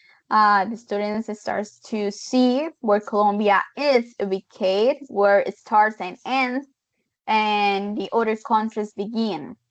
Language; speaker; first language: English; non-native, fluent; Spanish